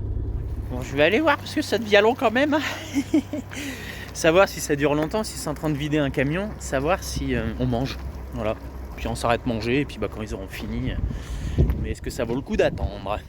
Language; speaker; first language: French; native; French